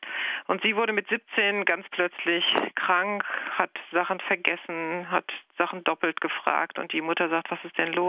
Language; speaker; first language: German; native; German